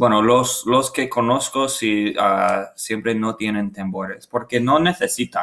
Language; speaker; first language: Spanish; non-native, learner; English